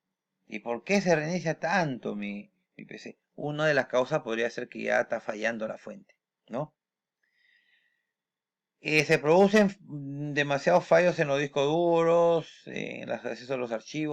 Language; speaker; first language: Spanish; native; Spanish